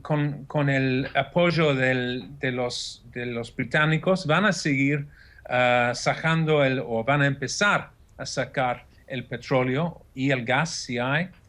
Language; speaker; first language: Spanish; non-native, fluent; English